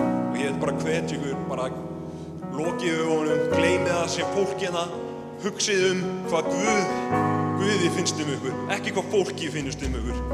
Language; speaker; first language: Icelandic; native; Icelandic